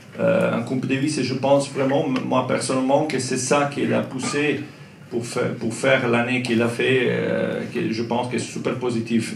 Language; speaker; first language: French; non-native, learner; Croatian